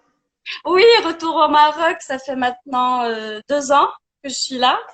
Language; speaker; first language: French; non-native, local second language; Arabic